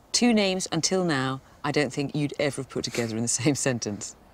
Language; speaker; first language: English; native; English